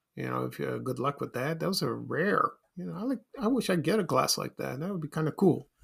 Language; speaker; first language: English; native; English